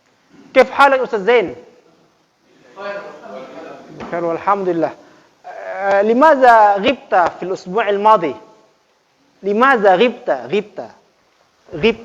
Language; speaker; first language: Arabic; non-native, fluent; Indonesian